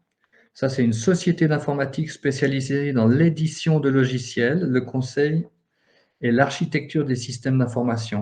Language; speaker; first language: French; native; French